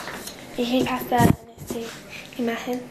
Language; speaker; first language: Spanish; non-native, learner; English